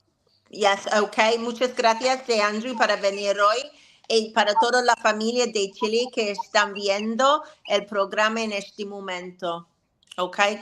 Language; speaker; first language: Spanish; non-native, learner; English